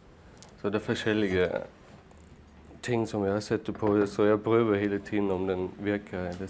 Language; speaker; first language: Norwegian; non-native, fluent; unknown